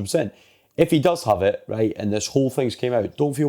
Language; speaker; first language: English; native; English